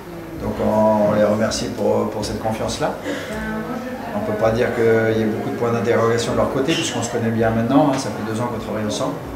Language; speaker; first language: French; native; French